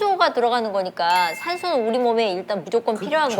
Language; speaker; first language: Korean; native; Korean